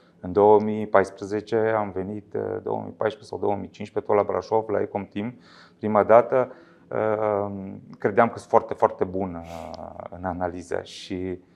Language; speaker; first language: Romanian; native; Romanian